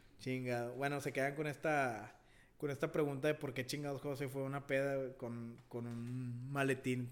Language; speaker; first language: Spanish; early bilingual, heritage; Spanish